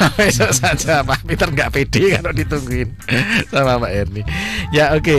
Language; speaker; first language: Indonesian; native; Indonesian